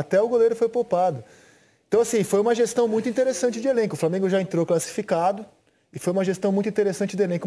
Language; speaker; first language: Portuguese; native; Portuguese